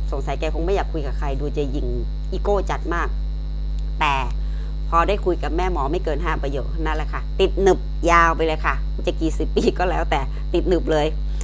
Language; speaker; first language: Thai; non-native, local second language; Chinese